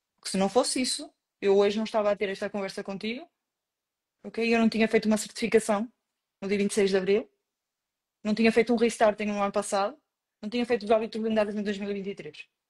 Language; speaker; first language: Portuguese; non-native, fluent; Spanish